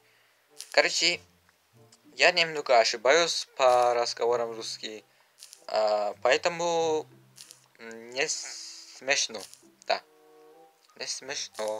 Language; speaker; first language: Russian; non-native, learner; Uzbek